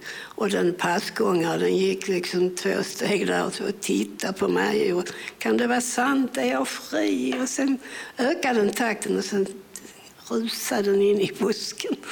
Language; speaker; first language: Swedish; early bilingual, other home language; English